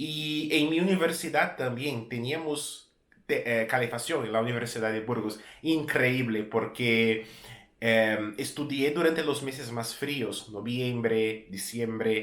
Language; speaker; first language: Spanish; non-native, fluent; Portuguese